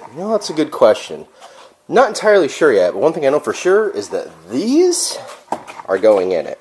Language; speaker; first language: English; native; English